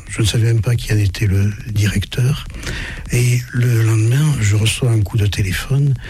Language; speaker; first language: French; early bilingual, other home language; German